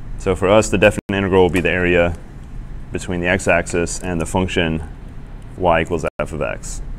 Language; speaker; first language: English; native; English